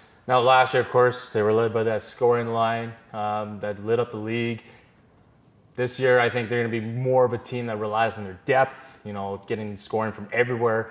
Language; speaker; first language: English; native; English